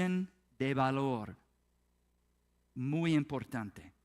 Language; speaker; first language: Spanish; non-native, learner; English